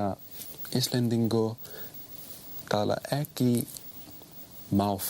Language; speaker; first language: Icelandic; non-native, learner; English